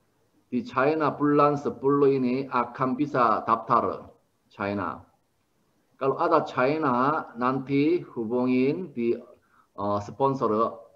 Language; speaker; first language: Indonesian; non-native, learner; Korean